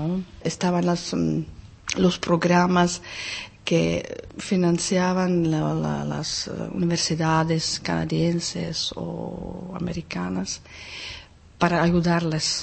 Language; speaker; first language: Spanish; non-native, fluent; Czech